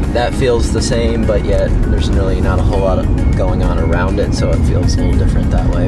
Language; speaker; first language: English; native; English